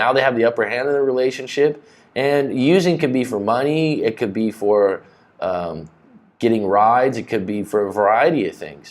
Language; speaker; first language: English; native; English